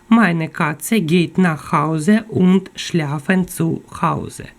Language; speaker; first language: German; non-native, fluent; Ukrainian